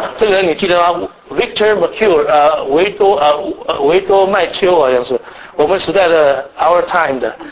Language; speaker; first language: Chinese; native; Chinese